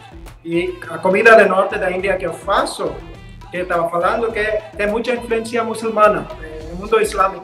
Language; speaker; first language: Portuguese; non-native, fluent; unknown